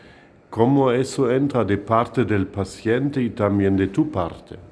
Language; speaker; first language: Spanish; non-native, fluent; German